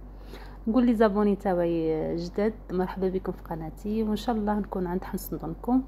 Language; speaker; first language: Arabic; native; Arabic